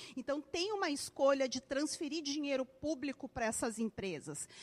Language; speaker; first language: Portuguese; native; Portuguese